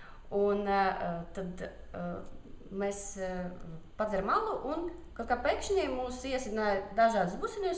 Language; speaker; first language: Latvian; non-native, local second language; Russian